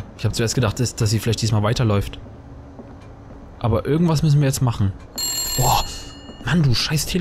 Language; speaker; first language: German; native; German